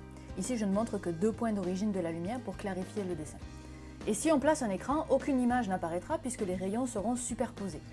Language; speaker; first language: French; native; French